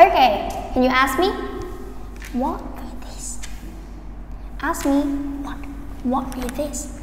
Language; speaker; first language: English; non-native, fluent; Vietnamese